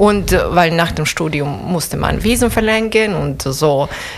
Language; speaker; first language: German; non-native, fluent; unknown